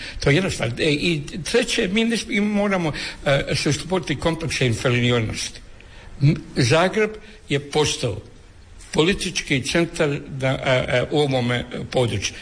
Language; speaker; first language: Croatian; native; Croatian